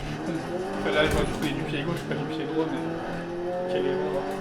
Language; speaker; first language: French; native; French